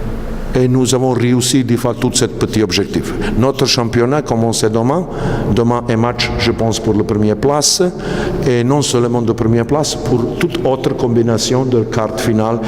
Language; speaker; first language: French; non-native, learner; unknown